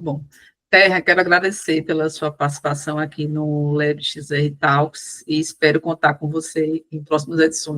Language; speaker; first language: Portuguese; native; Portuguese